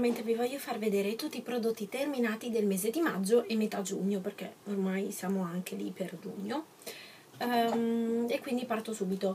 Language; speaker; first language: Italian; native; Italian